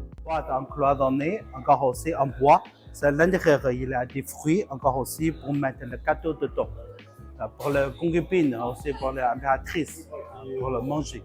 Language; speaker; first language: French; non-native, learner; Chinese